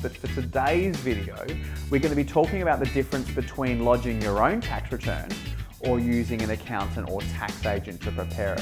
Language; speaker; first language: English; native; English